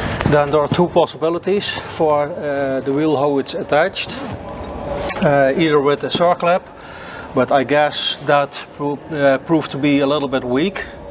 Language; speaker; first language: English; non-native, fluent; Dutch